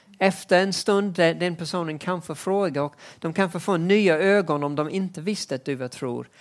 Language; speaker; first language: Swedish; non-native, fluent; English